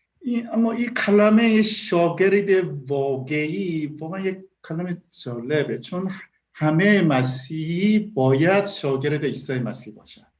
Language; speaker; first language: Persian; non-native, learner; Korean